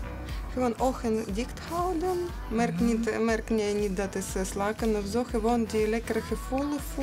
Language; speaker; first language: Dutch; non-native, fluent; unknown